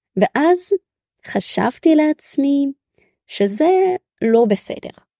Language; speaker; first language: Hebrew; early bilingual, other home language; Russian